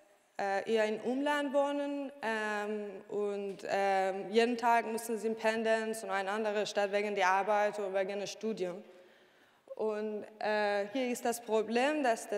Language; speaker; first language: German; non-native, learner; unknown